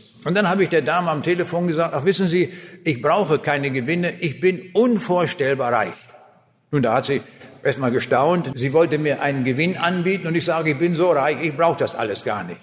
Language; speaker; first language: German; native; German